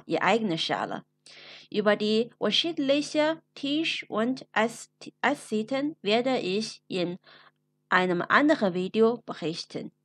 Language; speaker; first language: German; non-native, fluent; Chinese